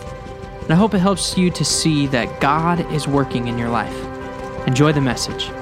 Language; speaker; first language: English; native; English